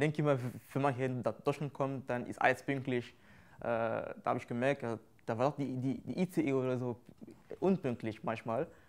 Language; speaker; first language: German; non-native, fluent; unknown